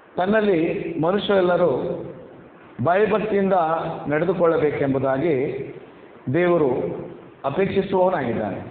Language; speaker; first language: Kannada; non-native, local second language; Telugu